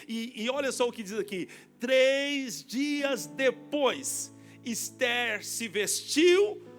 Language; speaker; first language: Portuguese; native; Portuguese